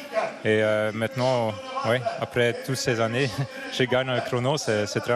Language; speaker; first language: French; non-native, fluent; Dutch